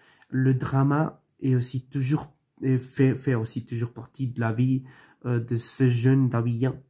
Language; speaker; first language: French; non-native, learner; Spanish